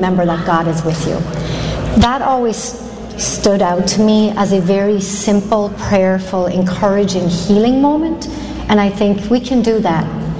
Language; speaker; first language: English; native; English